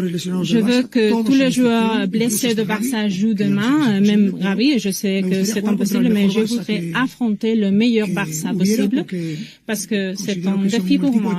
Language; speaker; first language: French; non-native, fluent; Spanish